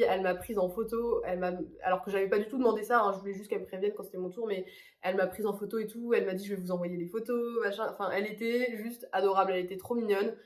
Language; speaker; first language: French; native; French